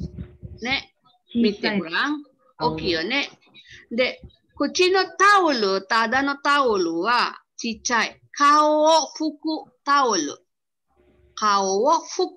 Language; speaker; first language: Japanese; non-native, fluent; Filipino